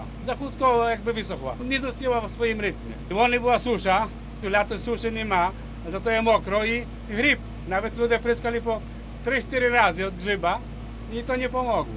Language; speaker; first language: Polish; non-native, local second language; Ukrainian